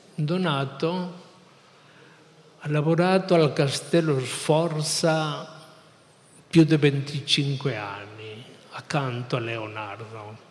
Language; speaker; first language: Italian; non-native, fluent; Spanish